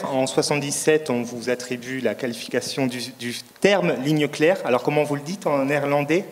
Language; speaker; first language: French; native; French